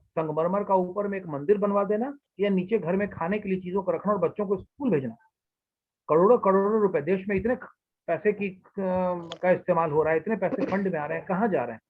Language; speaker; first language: Hindi; native; Hindi